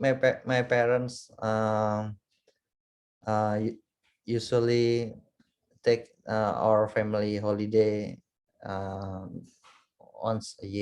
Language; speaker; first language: English; non-native, learner; Indonesian